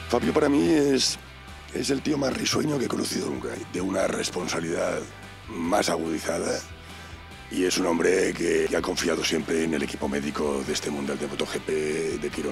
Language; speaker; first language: Spanish; native; Spanish